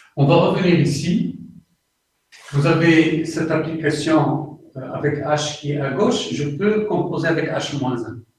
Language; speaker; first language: French; non-native, local second language; Arabic